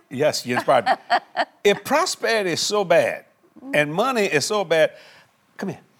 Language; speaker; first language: English; native; English